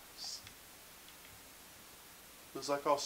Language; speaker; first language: English; native; English